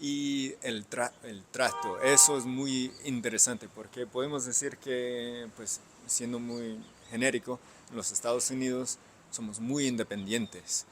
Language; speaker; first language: Spanish; non-native, fluent; English